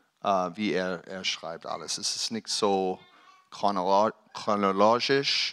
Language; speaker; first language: German; non-native, learner; English